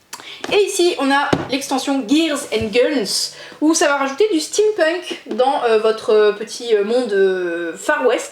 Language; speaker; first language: French; native; French